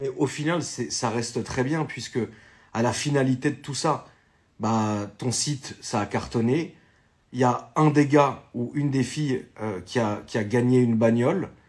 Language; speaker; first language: French; native; French